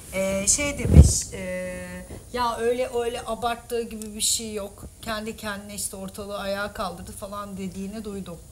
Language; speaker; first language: Turkish; native; Turkish